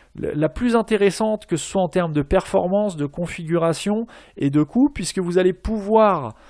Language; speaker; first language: French; native; French